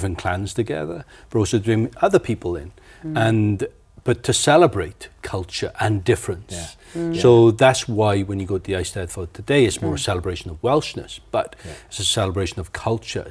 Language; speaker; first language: English; native; English